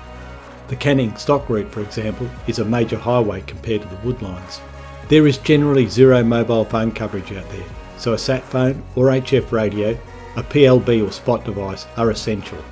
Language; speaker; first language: English; native; English